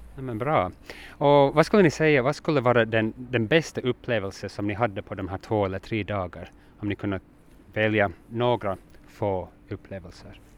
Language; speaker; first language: Swedish; native; Swedish